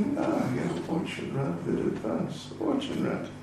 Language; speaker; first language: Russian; non-native, learner; English